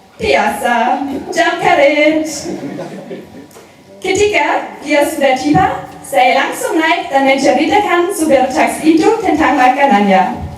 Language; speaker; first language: Indonesian; non-native, learner; German